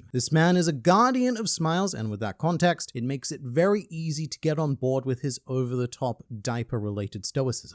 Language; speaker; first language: English; native; English